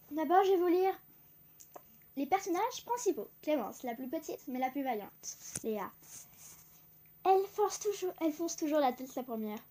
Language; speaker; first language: French; native; French